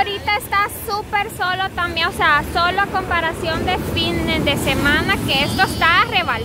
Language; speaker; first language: Spanish; native; Spanish